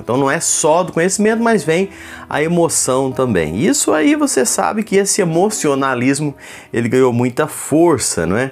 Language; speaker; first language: Portuguese; native; Portuguese